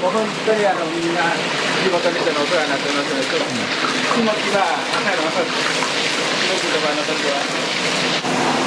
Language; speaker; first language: Japanese; native; Japanese